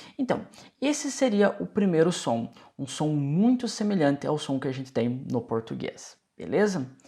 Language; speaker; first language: Portuguese; native; Portuguese